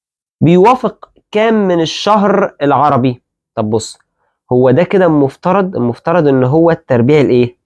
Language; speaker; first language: Arabic; native; Arabic